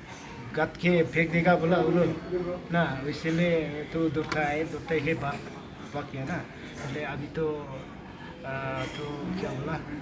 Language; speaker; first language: Hindi; non-native, local second language; Khasi